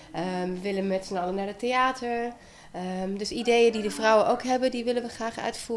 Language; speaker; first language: Dutch; native; Dutch